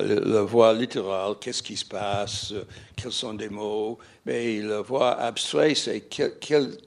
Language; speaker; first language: French; non-native, fluent; English